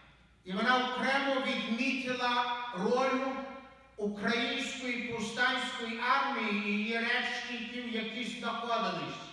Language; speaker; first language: Ukrainian; native; Ukrainian